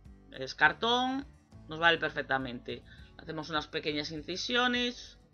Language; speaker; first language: Spanish; native; Spanish